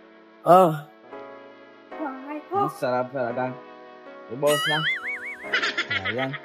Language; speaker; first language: Filipino; non-native, learner; Spanish